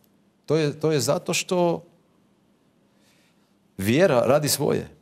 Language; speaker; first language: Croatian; non-native, fluent; Hebrew